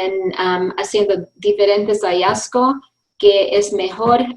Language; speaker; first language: Spanish; early bilingual, heritage; English